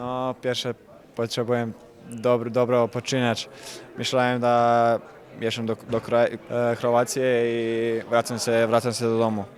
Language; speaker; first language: Polish; non-native, learner; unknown